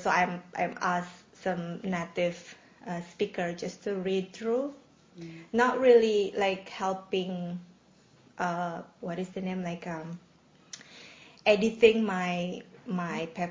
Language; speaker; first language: English; non-native, fluent; Indonesian